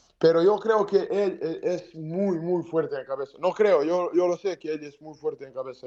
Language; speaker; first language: Spanish; non-native, learner; Serbian